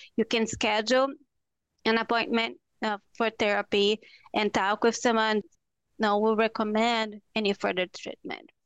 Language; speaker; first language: English; non-native, fluent; Portuguese